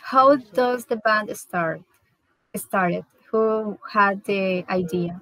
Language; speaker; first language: English; non-native, learner; Spanish